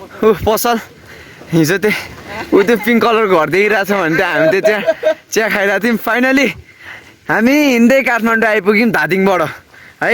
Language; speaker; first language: Nepali; native; Nepali